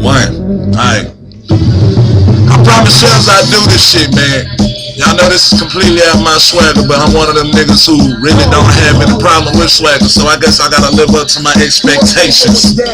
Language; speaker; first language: English; native; English